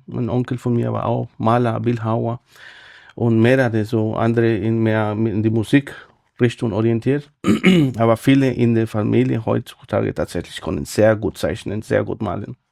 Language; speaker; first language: German; non-native, fluent; Spanish